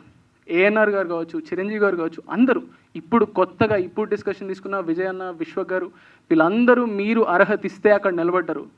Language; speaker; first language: Telugu; native; Telugu